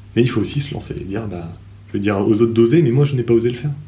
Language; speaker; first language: French; native; French